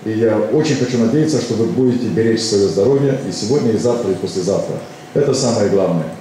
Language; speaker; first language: Russian; non-native, local second language; Romanian